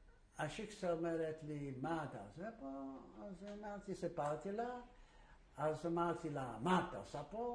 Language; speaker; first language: Hebrew; non-native, fluent; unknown